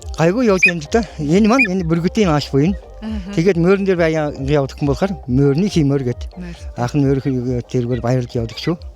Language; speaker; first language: Mongolian; non-native, local second language; Kazakh